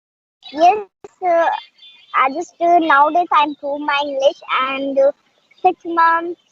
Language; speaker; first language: English; non-native, learner; Hindi